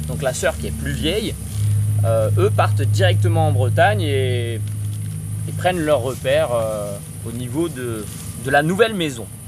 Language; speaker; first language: French; native; French